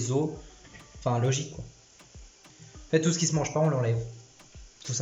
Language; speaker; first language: French; early bilingual, other home language; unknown